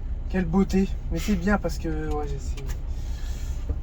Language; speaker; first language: French; native; French